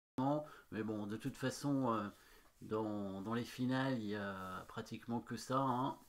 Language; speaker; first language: French; native; French